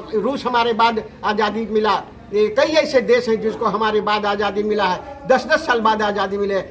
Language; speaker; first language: Hindi; native; Hindi